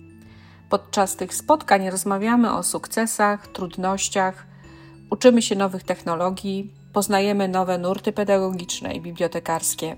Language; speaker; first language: Polish; native; Polish